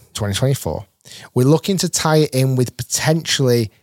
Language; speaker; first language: English; native; English